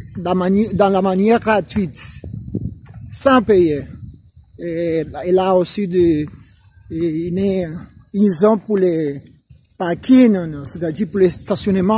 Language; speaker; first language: French; non-native, fluent; Spanish